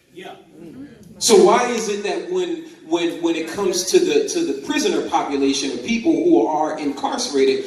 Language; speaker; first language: English; native; English